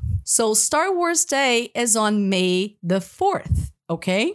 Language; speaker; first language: English; non-native, fluent; Portuguese